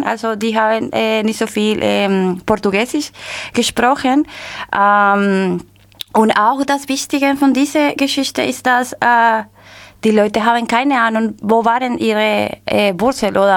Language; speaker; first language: German; non-native, learner; Spanish